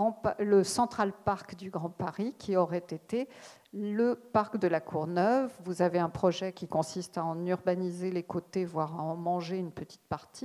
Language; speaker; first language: French; native; French